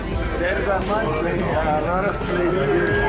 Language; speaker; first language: English; non-native, learner; Portuguese